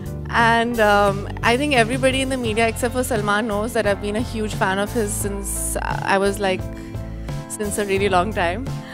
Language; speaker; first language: English; non-native, local second language; Hindi